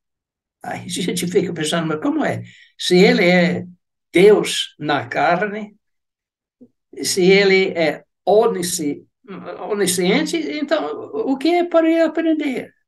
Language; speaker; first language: Portuguese; non-native, fluent; English